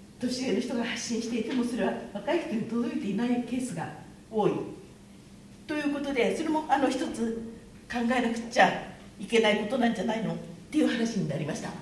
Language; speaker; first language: Japanese; native; Japanese